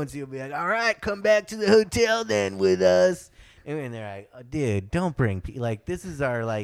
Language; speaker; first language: English; early bilingual, other home language; German